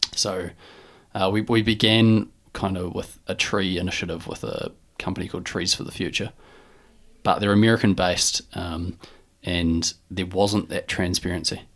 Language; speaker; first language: English; native; English